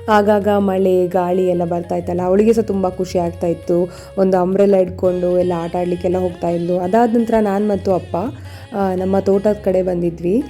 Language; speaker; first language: Kannada; non-native, local second language; Konkani